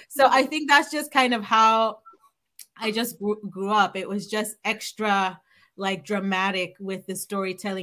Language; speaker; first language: English; non-native, local second language; Yoruba